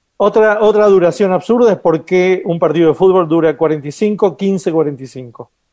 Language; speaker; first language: Spanish; native; Spanish